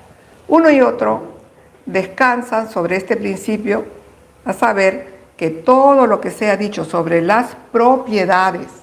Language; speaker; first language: Spanish; native; Spanish